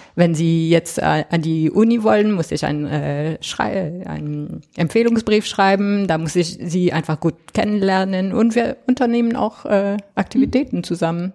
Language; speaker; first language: German; non-native, fluent; French